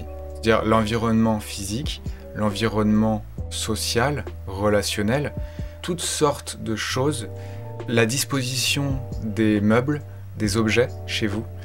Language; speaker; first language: French; native; French